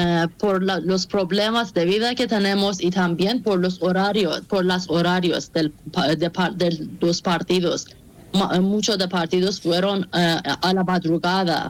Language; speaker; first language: Spanish; non-native, fluent; Persian